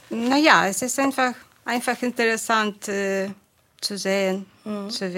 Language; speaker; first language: German; non-native, fluent; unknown